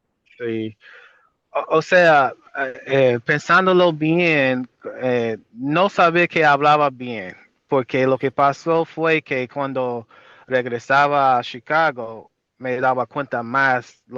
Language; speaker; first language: Spanish; non-native, fluent; English